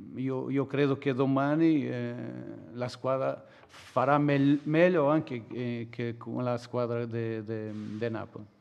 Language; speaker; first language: Italian; non-native, fluent; Portuguese